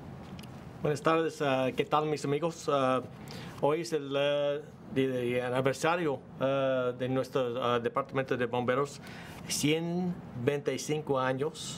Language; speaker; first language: Spanish; non-native, learner; English